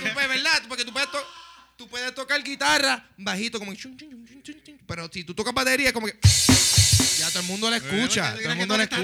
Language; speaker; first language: Spanish; native; Spanish